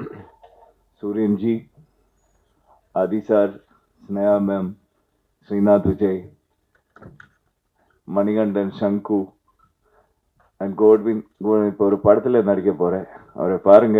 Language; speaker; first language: Tamil; non-native, learner; Kannada